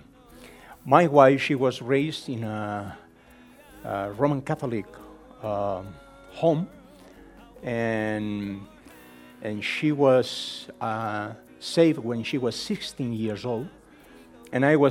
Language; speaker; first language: English; non-native, fluent; Spanish